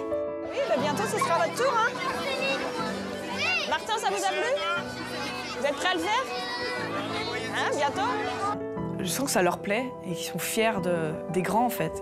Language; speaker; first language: French; native; French